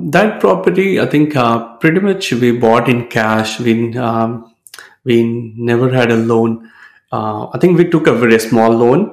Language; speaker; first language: English; non-native, local second language; Hindi